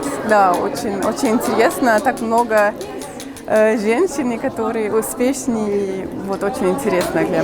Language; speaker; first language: Russian; non-native, learner; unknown